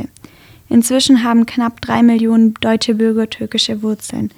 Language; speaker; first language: German; native; German